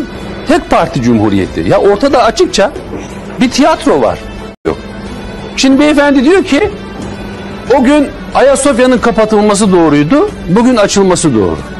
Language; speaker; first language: Turkish; native; Turkish